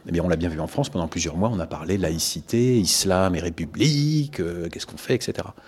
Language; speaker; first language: French; native; French